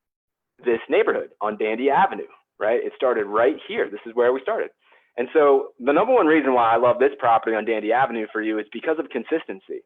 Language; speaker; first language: English; native; English